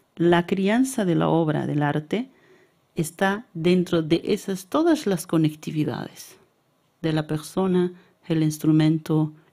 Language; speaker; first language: Spanish; native; Spanish